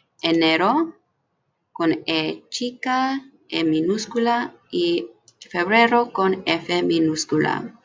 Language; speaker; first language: Spanish; non-native, fluent; English